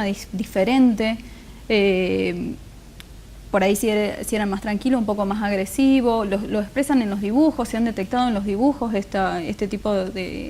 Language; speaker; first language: Spanish; native; Spanish